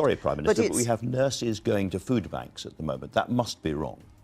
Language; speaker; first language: English; native; English